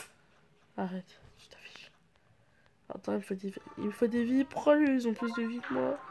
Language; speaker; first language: French; native; French